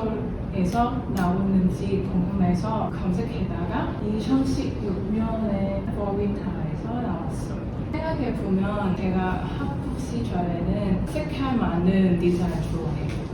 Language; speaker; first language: Korean; non-native, learner; Cantonese